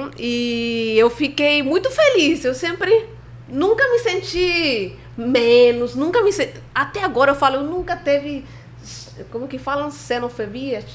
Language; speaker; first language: Portuguese; non-native, fluent; Spanish